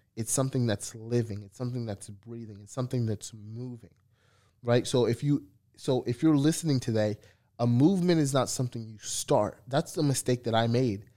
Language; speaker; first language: English; early bilingual, other home language; Haitian Creole